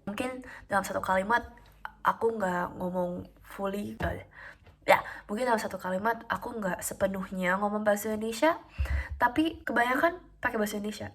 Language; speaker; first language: Indonesian; native; Indonesian